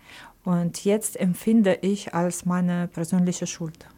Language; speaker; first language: German; non-native, fluent; Ukrainian